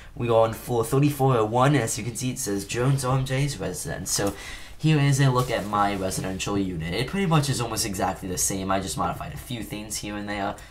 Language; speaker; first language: English; native; English